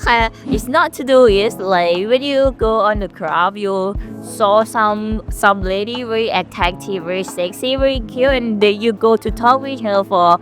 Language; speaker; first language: English; non-native, learner; Thai